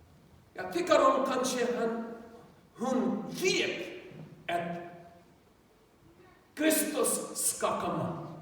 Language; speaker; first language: Swedish; non-native, learner; Urdu